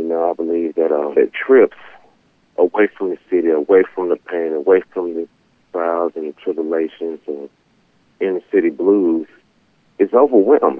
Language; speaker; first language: English; native; English